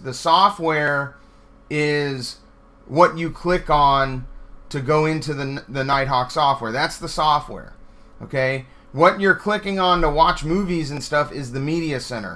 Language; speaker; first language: English; native; English